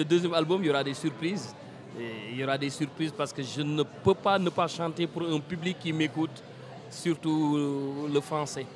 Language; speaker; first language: French; non-native, local second language; Wolof